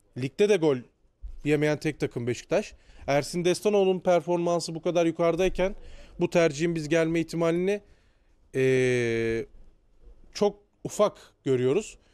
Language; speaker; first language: Turkish; native; Turkish